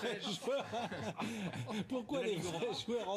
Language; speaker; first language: French; native; French